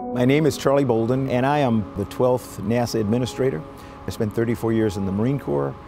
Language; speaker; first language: English; native; English